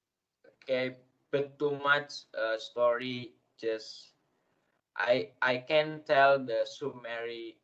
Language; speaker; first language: English; non-native, learner; Indonesian